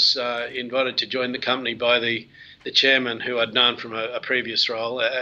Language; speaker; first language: English; native; English